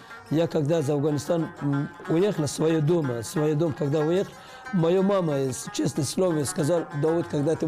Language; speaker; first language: Russian; non-native, learner; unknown